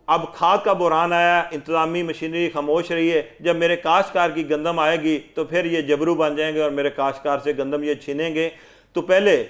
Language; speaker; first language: Urdu; non-native, local second language; Punjabi